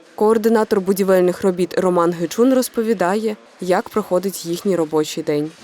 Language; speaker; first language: Ukrainian; native; Ukrainian